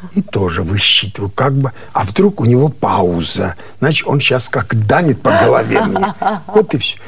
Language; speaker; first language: Russian; non-native, local second language; Armenian